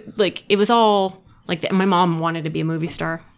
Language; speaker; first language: English; native; English